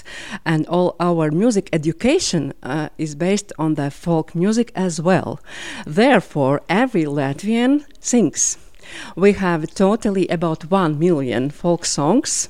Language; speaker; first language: English; non-native, fluent; Latvian